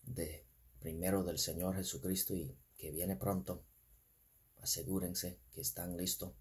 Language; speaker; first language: Spanish; non-native, fluent; English